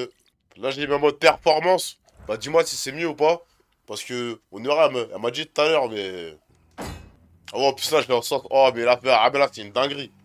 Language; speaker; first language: French; native; French